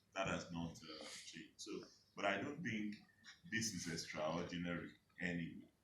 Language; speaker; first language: English; non-native, local second language; Yoruba